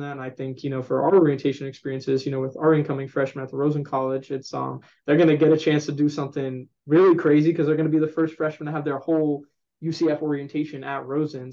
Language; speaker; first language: English; native; English